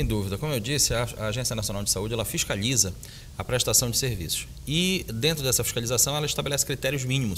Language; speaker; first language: Portuguese; native; Portuguese